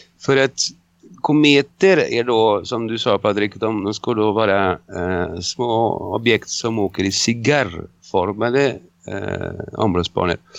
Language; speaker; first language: Swedish; non-native, fluent; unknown